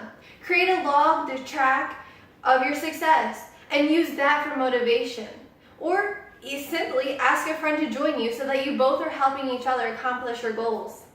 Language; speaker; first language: English; native; English